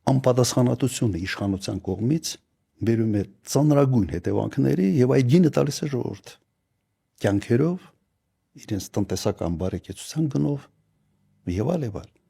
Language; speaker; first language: Armenian; native; Armenian